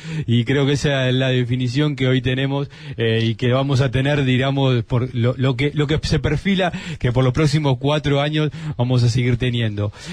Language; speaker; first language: Spanish; native; Spanish